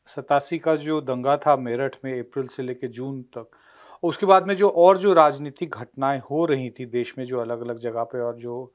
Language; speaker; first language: Hindi; native; Hindi